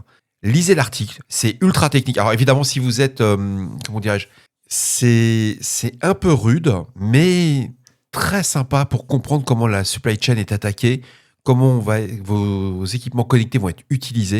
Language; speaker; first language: French; native; French